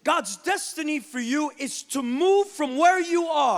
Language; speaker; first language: English; early bilingual, other home language; Spanish